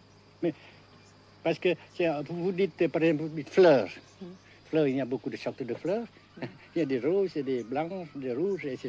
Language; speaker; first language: French; non-native, local second language; Vietnamese